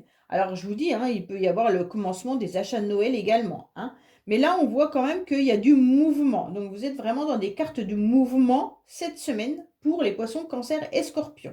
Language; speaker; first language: French; native; French